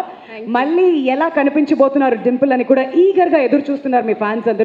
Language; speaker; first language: Telugu; native; Telugu